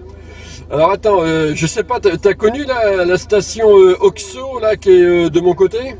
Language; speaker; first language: French; native; French